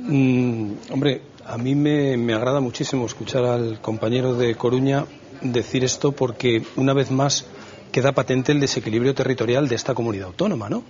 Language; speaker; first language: Spanish; native; Spanish